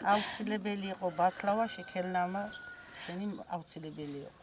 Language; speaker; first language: Georgian; native; Georgian